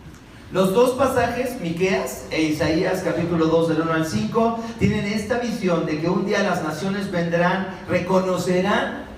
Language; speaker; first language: Spanish; native; Spanish